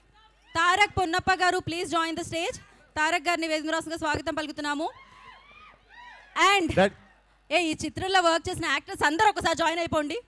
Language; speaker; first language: Telugu; native; Telugu